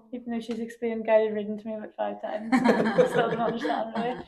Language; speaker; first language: English; native; English